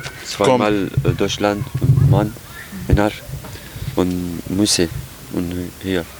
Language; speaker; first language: German; non-native, learner; Arabic